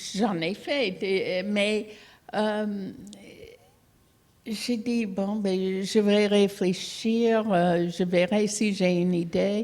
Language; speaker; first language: French; non-native, fluent; English